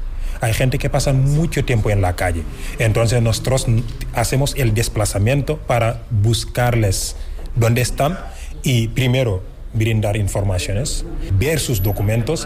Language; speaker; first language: Spanish; non-native, fluent; Wolof